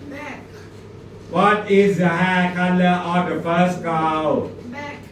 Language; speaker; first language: English; non-native, fluent; Thai